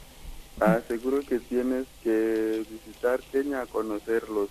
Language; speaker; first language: Spanish; non-native, fluent; Kikuyu